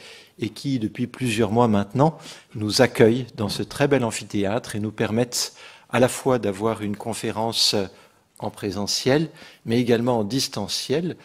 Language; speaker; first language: French; native; French